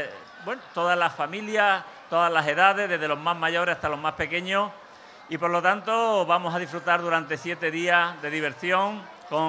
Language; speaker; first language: Spanish; native; Spanish